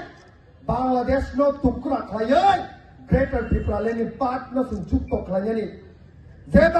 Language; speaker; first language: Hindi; non-native, local second language; Kok Borok